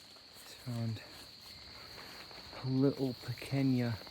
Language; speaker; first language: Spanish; non-native, learner; English